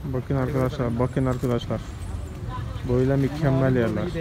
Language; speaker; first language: Turkish; non-native, fluent; Malayalam